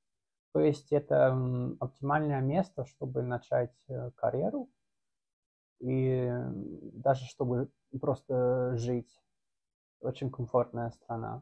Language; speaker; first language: Russian; non-native, fluent; English